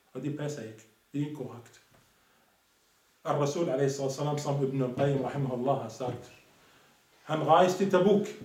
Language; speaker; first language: Danish; non-native, fluent; Arabic